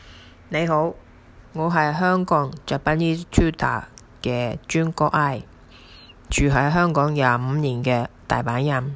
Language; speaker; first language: Chinese; non-native, fluent; Japanese